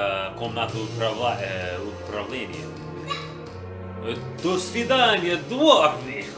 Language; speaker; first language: Russian; non-native, learner; English